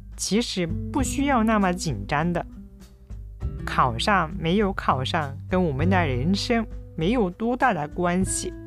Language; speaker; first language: Chinese; non-native, fluent; Japanese